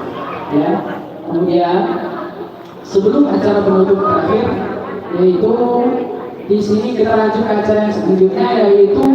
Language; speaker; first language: Malay; native; Malay